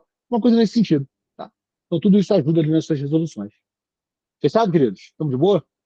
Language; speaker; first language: Portuguese; native; Portuguese